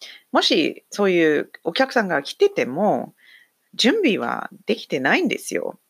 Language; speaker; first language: Japanese; non-native, fluent; English